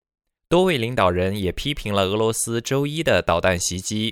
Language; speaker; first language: Chinese; native; Chinese